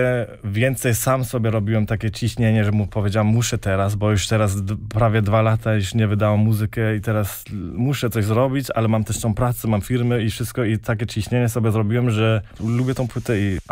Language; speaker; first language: Polish; early bilingual, heritage; Polish